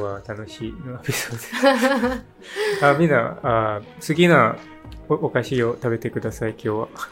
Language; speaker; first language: Japanese; non-native, learner; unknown